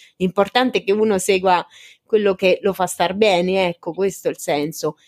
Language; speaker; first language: Italian; native; Italian